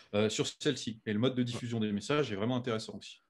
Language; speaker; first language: French; native; French